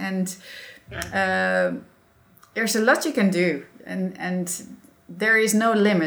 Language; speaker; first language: English; non-native, fluent; Dutch